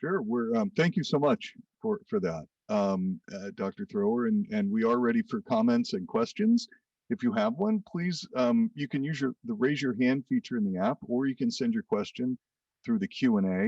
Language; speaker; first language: English; native; English